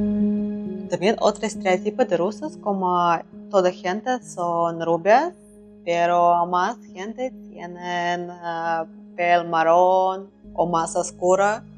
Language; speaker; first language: Spanish; non-native, learner; Russian